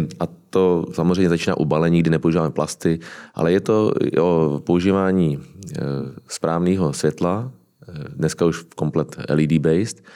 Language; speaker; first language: Czech; native; Czech